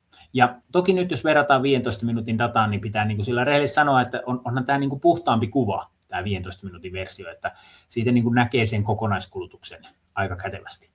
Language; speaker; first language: Finnish; native; Finnish